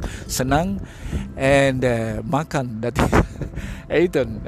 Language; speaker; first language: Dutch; non-native, fluent; Indonesian